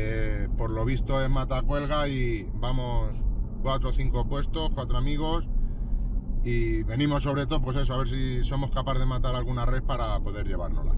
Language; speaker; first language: Spanish; native; Spanish